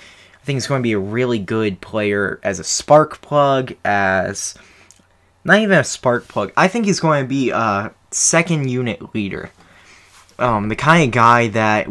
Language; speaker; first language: English; native; English